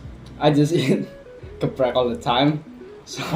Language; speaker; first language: English; non-native, learner; Javanese